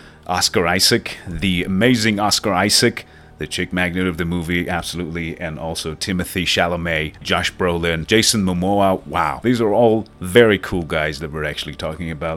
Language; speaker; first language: English; non-native, fluent; Persian